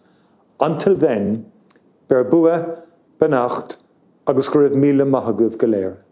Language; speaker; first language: Irish; non-native, local second language; English